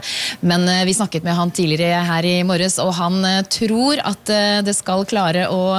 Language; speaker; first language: Norwegian; native; Norwegian